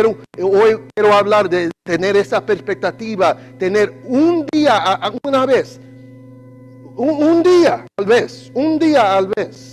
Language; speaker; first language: Spanish; non-native, learner; English